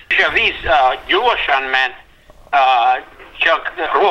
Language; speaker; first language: Hungarian; early bilingual, heritage; Hungarian